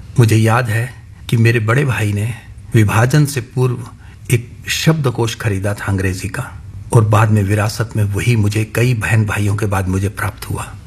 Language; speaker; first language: Hindi; non-native, local second language; Punjabi